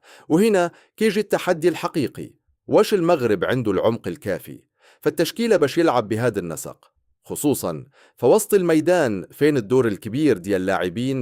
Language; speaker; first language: Arabic; native; Arabic